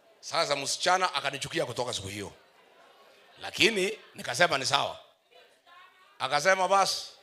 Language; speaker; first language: Swahili; non-native, local second language; Kikuyu